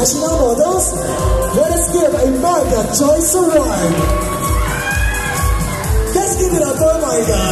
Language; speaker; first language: English; non-native, local second language; Filipino